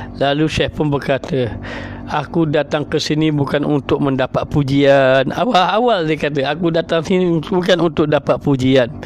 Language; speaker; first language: Malay; native; Malay